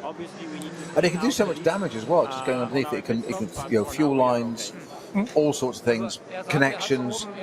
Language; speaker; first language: English; native; English